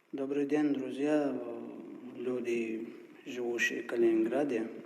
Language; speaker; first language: Russian; non-native, local second language; Chechen